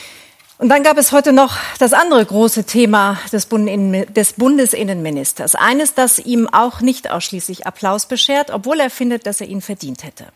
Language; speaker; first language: German; native; German